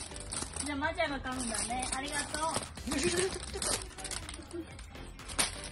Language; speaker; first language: Japanese; non-native, fluent; Filipino